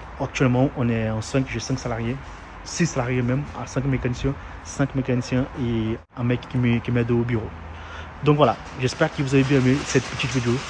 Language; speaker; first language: French; non-native, fluent; Portuguese